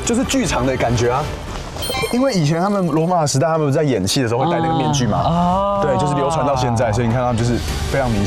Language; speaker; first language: Chinese; native; Chinese